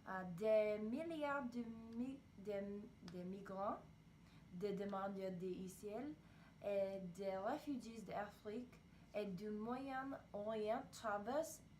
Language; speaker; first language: French; non-native, learner; English